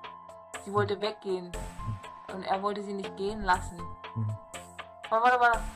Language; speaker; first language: German; native; German